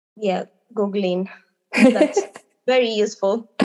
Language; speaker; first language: English; non-native, fluent; Spanish